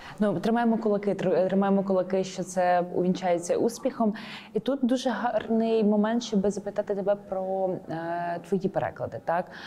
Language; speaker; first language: Ukrainian; native; Ukrainian